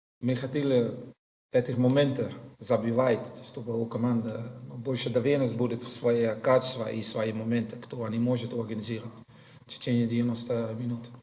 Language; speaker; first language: Russian; non-native, learner; Dutch